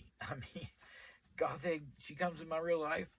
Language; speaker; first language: English; native; English